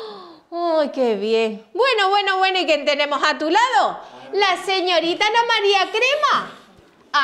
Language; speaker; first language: Spanish; native; Spanish